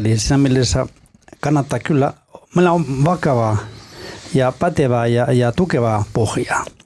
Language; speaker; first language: Finnish; non-native, fluent; Spanish